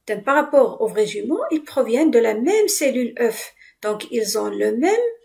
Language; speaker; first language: French; non-native, local second language; Arabic